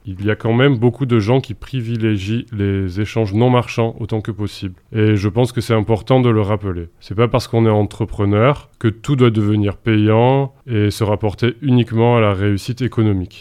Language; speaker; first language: French; native; French